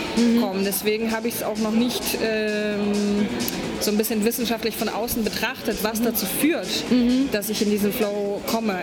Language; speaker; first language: German; non-native, fluent; Polish